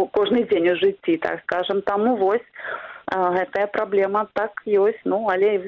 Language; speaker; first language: Belarusian; non-native, local second language; Russian